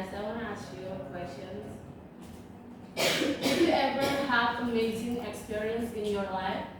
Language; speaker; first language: English; non-native, learner; Indonesian